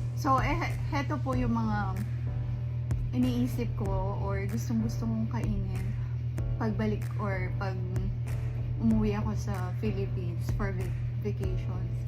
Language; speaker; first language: Filipino; non-native, local second language; Pampanga